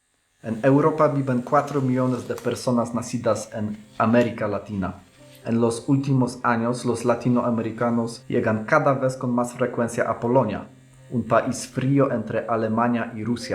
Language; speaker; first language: Spanish; non-native, fluent; Polish